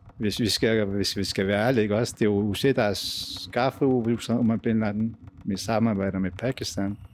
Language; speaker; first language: Danish; early bilingual, other home language; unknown